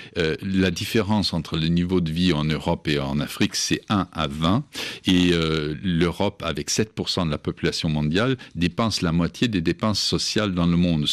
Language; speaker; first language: French; non-native, fluent; English